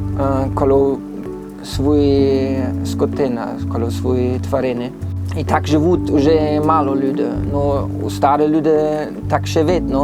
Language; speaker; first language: Ukrainian; non-native, learner; German